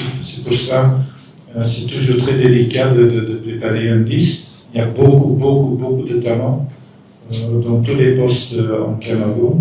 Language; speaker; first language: French; non-native, local second language; Dutch